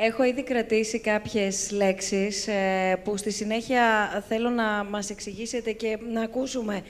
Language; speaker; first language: Greek; native; Greek